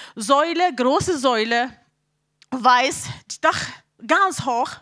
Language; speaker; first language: German; non-native, learner; Arabic